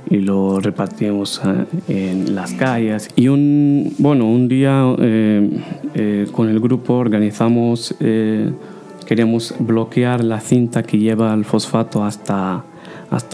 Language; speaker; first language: Spanish; non-native, fluent; Arabic